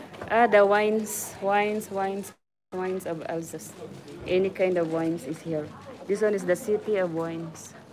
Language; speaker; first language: English; non-native, local second language; Filipino